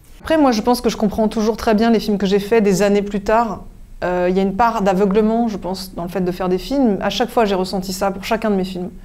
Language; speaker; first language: French; native; French